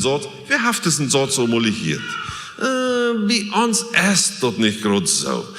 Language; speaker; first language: German; non-native, learner; Plautdietsch